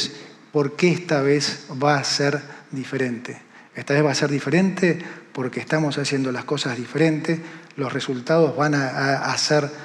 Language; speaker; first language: Spanish; native; Spanish